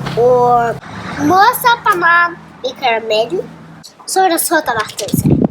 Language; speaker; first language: Norwegian; non-native, learner; Faroese